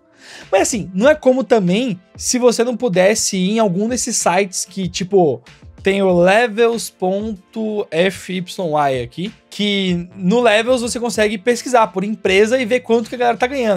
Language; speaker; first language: Portuguese; native; Portuguese